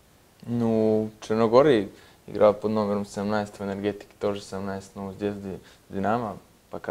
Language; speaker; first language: Russian; non-native, learner; Serbian